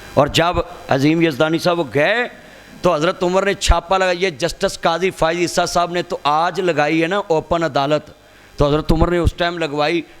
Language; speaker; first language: Urdu; non-native, local second language; Punjabi